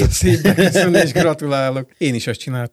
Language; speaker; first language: Hungarian; native; Hungarian